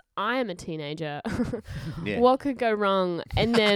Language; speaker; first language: English; native; English